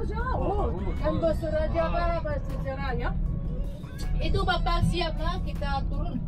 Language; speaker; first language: Indonesian; non-native, fluent; Vietnamese